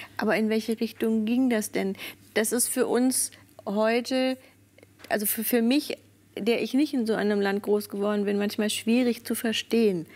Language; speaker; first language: German; native; German